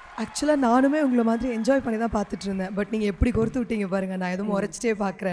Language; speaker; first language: Tamil; native; Tamil